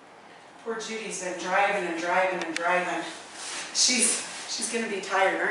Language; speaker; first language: English; native; English